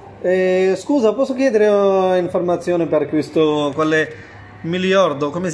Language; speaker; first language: Italian; non-native, learner; Urdu